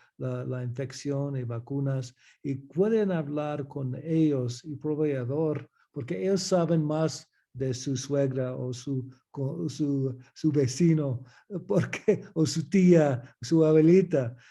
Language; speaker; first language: Spanish; early bilingual, heritage; English